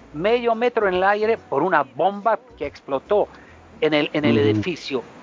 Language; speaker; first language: Spanish; non-native, fluent; Swedish